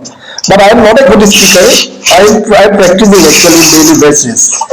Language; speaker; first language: English; non-native, learner; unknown